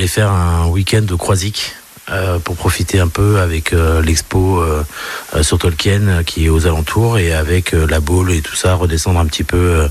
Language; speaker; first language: French; native; French